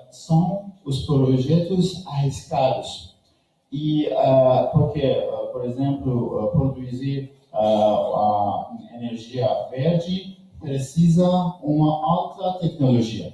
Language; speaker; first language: Portuguese; non-native, learner; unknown